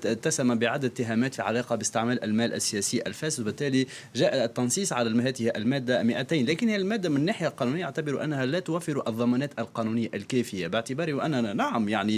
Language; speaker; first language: Arabic; native; Arabic